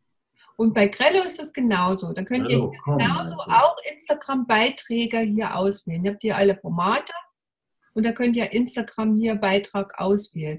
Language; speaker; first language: German; native; German